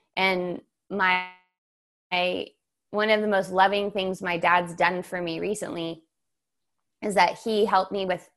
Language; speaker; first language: English; native; English